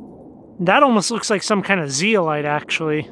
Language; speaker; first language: English; native; English